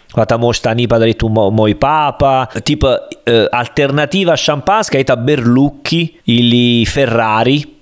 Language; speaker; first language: Russian; non-native, learner; Italian